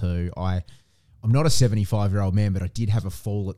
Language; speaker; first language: English; native; English